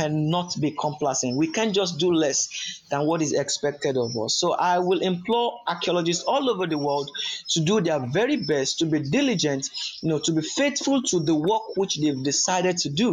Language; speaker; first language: English; non-native, local second language; Yoruba